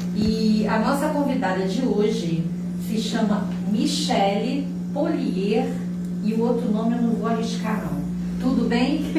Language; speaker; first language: Portuguese; native; Portuguese